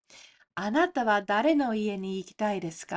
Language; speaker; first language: Japanese; non-native, fluent; English